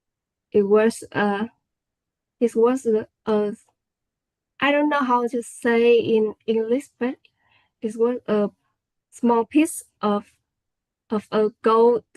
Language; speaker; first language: English; non-native, learner; Vietnamese